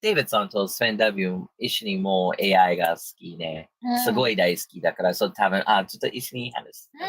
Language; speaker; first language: Japanese; non-native, learner; English